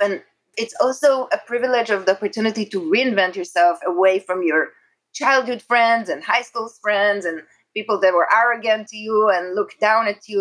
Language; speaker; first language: English; non-native, fluent; Hebrew